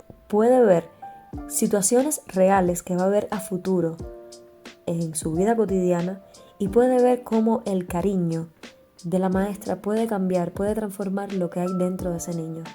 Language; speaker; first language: Spanish; native; Spanish